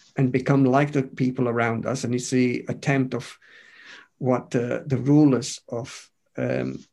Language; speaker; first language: English; non-native, fluent; Romanian